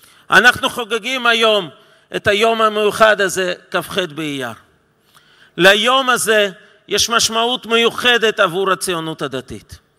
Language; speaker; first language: Hebrew; non-native, fluent; Russian